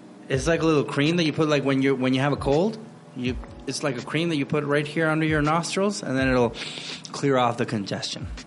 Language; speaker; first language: English; non-native, fluent; Spanish